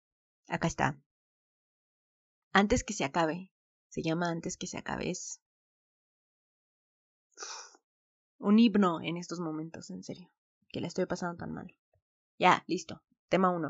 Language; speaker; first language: Spanish; native; Spanish